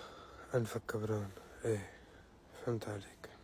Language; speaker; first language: Arabic; native; Arabic